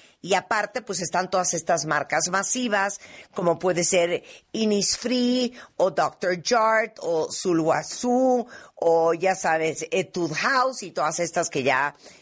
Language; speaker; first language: Spanish; native; Spanish